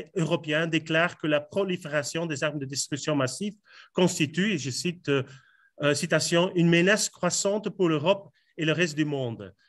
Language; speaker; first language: French; non-native, fluent; Dutch